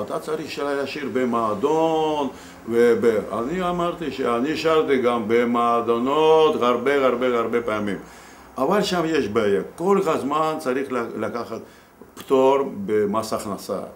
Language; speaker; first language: Hebrew; non-native, learner; Russian